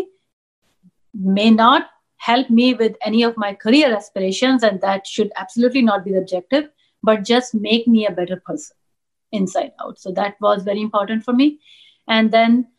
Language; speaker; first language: English; non-native, local second language; Punjabi